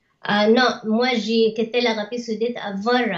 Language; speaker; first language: French; non-native, learner; Arabic